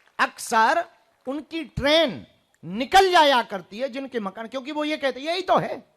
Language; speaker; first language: Hindi; native; Hindi